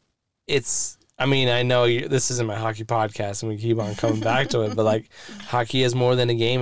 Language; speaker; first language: English; native; English